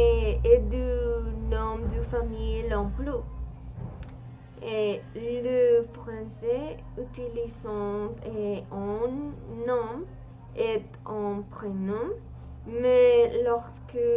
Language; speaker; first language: French; non-native, learner; Spanish